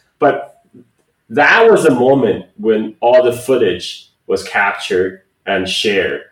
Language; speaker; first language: English; non-native, fluent; Chinese